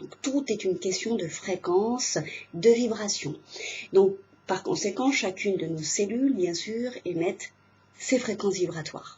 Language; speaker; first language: French; native; French